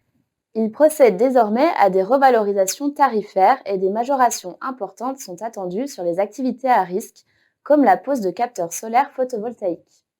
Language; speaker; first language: French; native; French